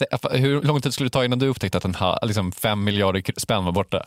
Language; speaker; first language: Swedish; native; Swedish